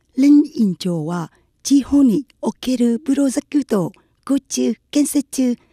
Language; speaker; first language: Japanese; non-native, fluent; Vietnamese